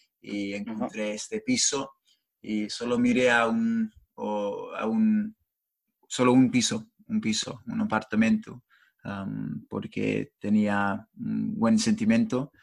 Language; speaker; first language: Spanish; non-native, fluent; English